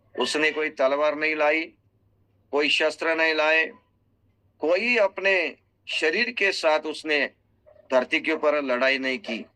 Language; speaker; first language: Hindi; non-native, local second language; Marathi